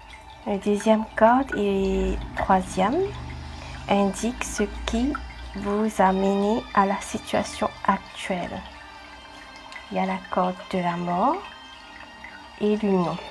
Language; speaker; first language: French; non-native, fluent; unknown